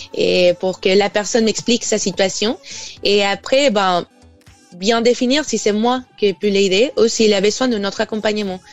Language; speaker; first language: French; non-native, fluent; Spanish